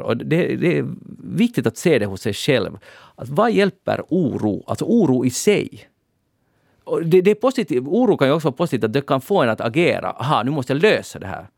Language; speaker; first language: Swedish; native; Swedish